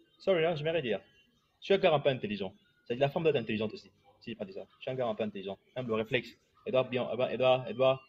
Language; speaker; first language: French; non-native, local second language; Lingala